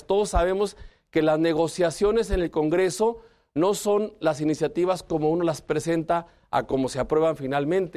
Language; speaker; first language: Spanish; native; Spanish